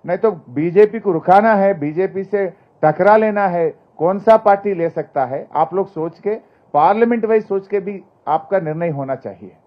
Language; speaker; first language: Hindi; non-native, local second language; Telugu